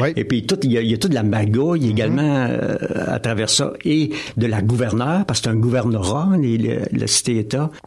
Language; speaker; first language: French; native; French